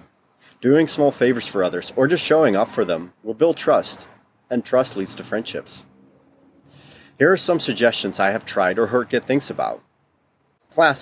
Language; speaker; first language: English; non-native, fluent; Dutch